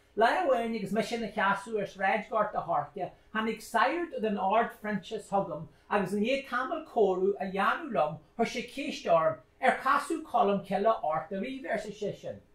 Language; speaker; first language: Irish; native; Irish